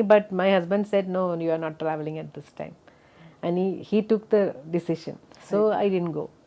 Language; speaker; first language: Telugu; non-native, local second language; Malayalam